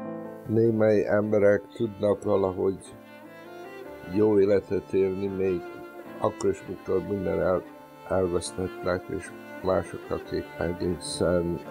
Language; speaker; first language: Hungarian; early bilingual, heritage; Hungarian